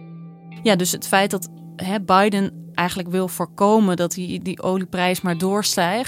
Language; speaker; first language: Dutch; native; Dutch